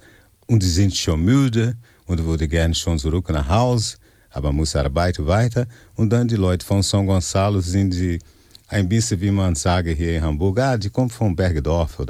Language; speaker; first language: German; non-native, fluent; Portuguese